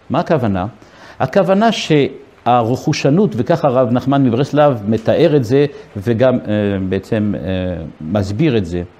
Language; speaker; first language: Hebrew; non-native, fluent; French